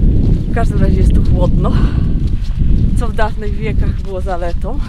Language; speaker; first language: Polish; native; Polish